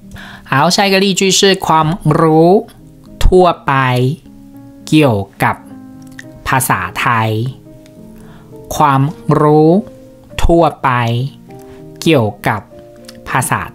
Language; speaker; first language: Thai; non-native, fluent; Chinese